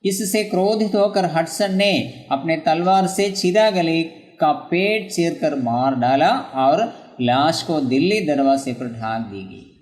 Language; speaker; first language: Hindi; non-native, local second language; Malayalam